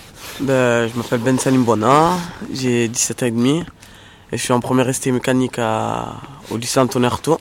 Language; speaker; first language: French; native; French